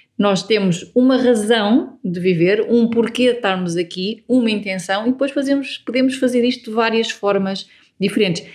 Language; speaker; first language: Portuguese; native; Portuguese